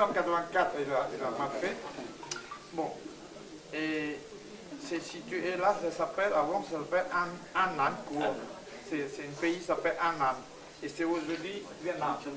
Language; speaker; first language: French; non-native, fluent; Chinese